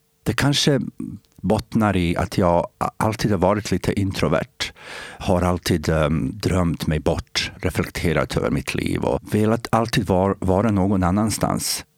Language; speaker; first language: Swedish; non-native, fluent; Bosnian